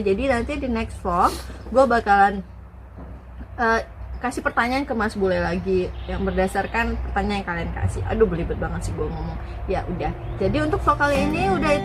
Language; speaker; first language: Indonesian; non-native, local second language; Minangkabau